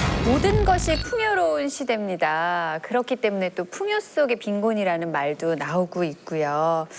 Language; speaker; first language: Korean; native; Korean